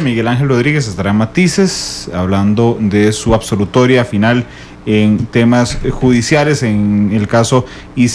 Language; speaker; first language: Spanish; native; Spanish